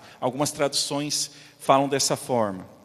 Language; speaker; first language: Portuguese; native; Portuguese